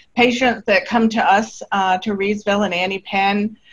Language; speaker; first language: English; native; English